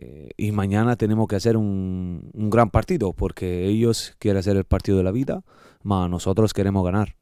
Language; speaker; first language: Spanish; non-native, learner; Italian